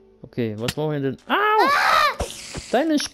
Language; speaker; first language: German; native; German